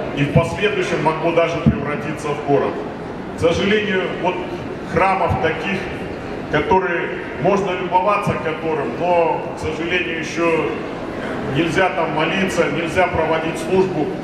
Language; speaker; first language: Russian; native; Russian